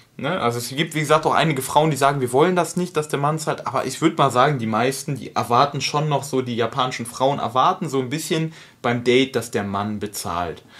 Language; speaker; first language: German; native; German